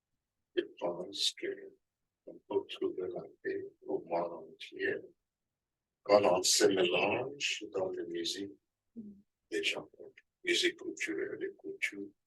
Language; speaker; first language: French; non-native, learner; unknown